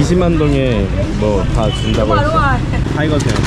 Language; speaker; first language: Korean; native; Korean